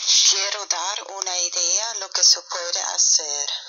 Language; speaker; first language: Spanish; non-native, fluent; German